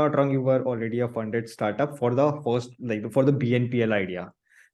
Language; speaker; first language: English; non-native, local second language; Hindi